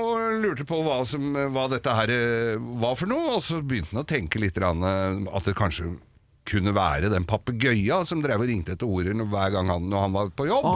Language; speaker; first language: Norwegian; native; Norwegian